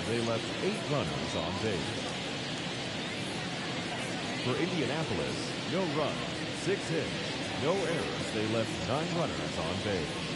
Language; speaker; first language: English; native; English